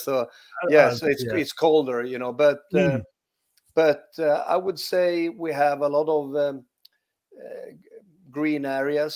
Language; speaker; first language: English; non-native, fluent; Swedish